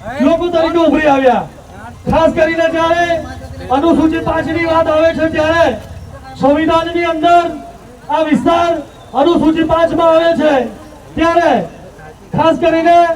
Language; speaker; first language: Gujarati; non-native, local second language; Gamit